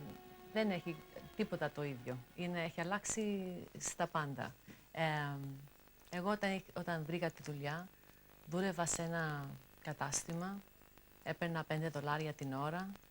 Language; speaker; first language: Greek; early bilingual, heritage; English